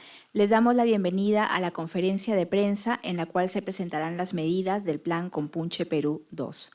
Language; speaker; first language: Spanish; native; Spanish